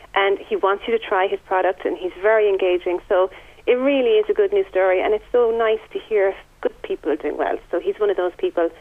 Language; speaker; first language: English; native; English